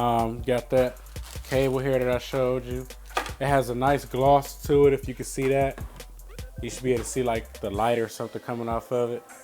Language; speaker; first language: English; native; English